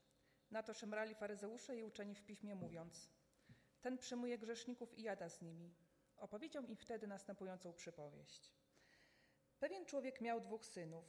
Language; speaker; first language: Polish; native; Polish